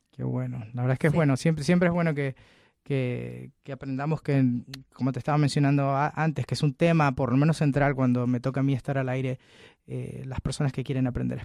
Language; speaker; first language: Spanish; native; Spanish